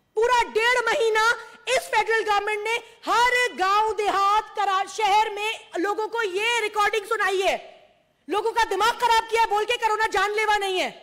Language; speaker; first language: Urdu; non-native, local second language; Sindhi